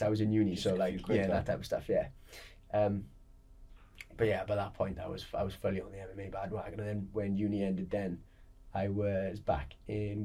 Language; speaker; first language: English; native; English